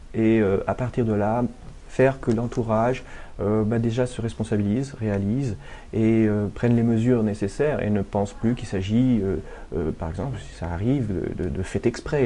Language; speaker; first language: French; native; French